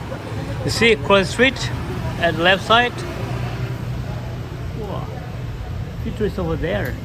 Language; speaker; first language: English; non-native, learner; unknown